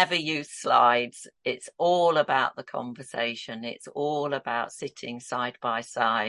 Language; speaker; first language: English; native; English